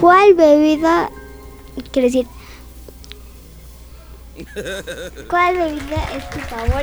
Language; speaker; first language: Spanish; early bilingual, other home language; French